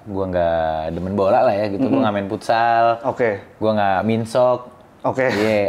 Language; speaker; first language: Indonesian; native; Indonesian